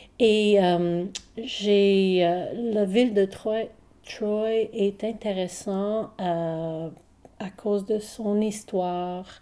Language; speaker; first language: French; non-native, local second language; English